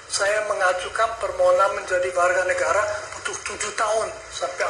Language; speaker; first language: Indonesian; non-native, fluent; German